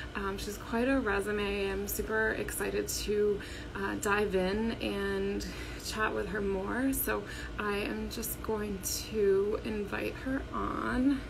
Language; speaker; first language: English; native; English